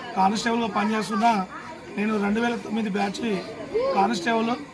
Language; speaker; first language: Telugu; non-native, local second language; Lambadi